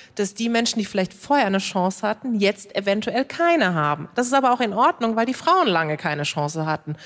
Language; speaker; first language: German; native; German